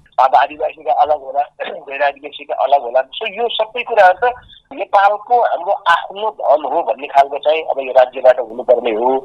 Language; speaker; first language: Nepali; non-native, local second language; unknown